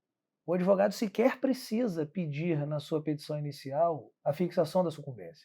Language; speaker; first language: Portuguese; native; Portuguese